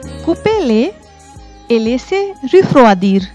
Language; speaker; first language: French; non-native, fluent; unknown